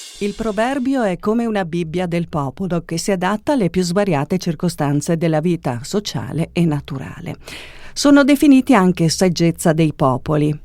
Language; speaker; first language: Italian; native; Italian